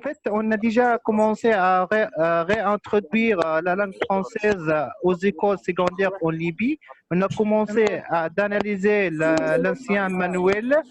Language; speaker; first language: French; non-native, local second language; Arabic